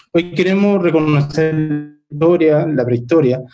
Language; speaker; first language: Spanish; native; Spanish